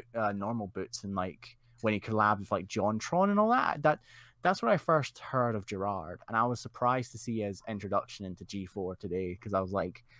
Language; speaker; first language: English; native; English